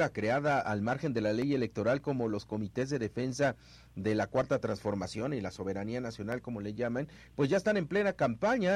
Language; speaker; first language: Spanish; native; Spanish